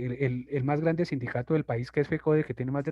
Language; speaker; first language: Spanish; native; Spanish